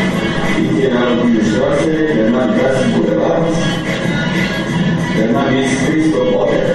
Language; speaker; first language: German; non-native, learner; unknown